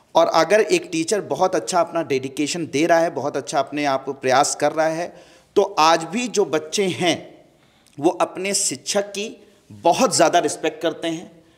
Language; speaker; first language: Hindi; native; Hindi